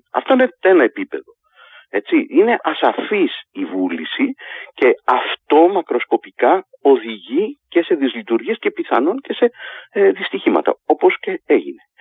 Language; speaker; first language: Greek; native; Greek